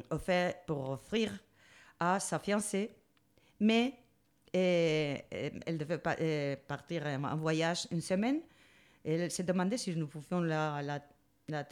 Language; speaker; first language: French; non-native, learner; Spanish